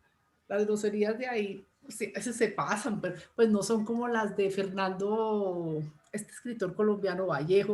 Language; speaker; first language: Spanish; native; Spanish